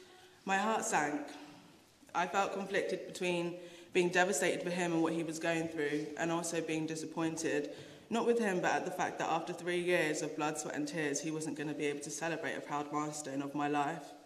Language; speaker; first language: English; native; English